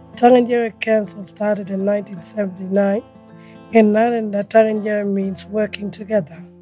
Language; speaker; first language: English; native; English